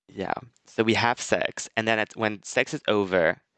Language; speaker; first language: English; non-native, fluent; French